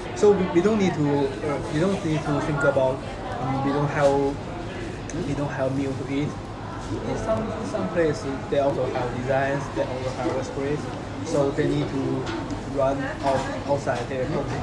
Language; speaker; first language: English; non-native, learner; Chinese